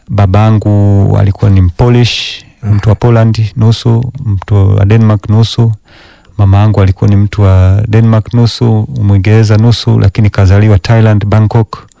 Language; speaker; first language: Swahili; early bilingual, other home language; Danish